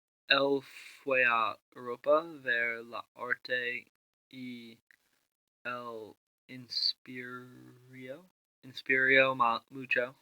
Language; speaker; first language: Spanish; non-native, learner; English